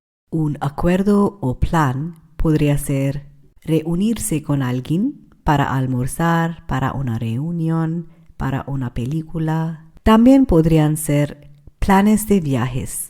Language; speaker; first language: Spanish; non-native, fluent; English